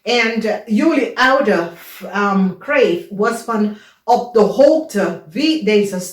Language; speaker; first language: Dutch; non-native, learner; English